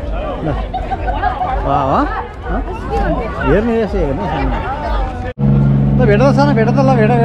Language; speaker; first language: Nepali; native; Nepali